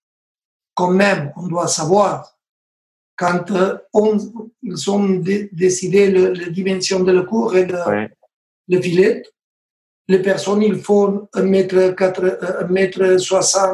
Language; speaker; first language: French; non-native, learner; Spanish